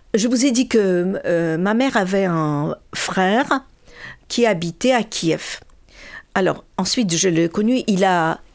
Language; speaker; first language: French; non-native, fluent; Russian